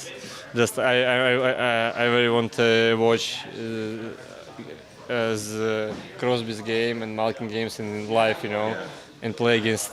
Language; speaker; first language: English; non-native, learner; Russian